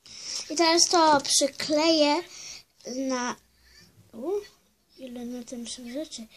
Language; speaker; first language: Polish; early bilingual, heritage; Polish